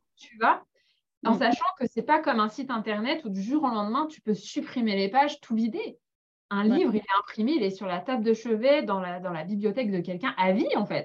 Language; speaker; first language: French; native; French